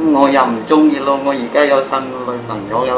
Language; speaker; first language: Cantonese; non-native, fluent; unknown